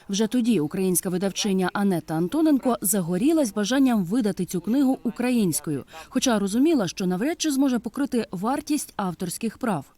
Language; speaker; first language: Ukrainian; native; Ukrainian